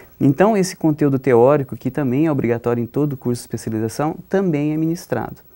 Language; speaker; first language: Portuguese; native; Portuguese